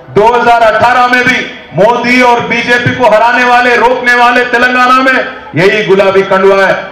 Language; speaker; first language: Hindi; non-native, local second language; Telugu